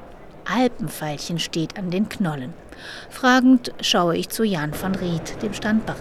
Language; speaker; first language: German; native; German